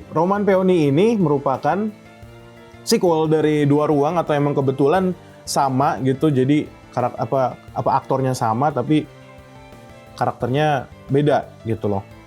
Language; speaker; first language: Indonesian; native; Indonesian